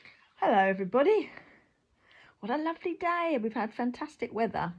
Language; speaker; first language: English; native; English